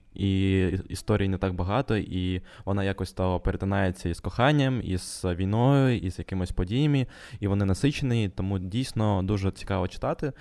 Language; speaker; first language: Ukrainian; non-native, local second language; Russian